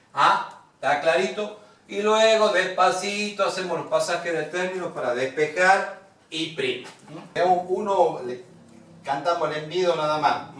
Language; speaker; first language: Spanish; native; Spanish